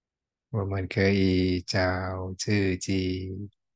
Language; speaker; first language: Chinese; non-native, fluent; Thai